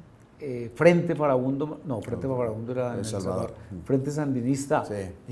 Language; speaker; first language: Spanish; native; Spanish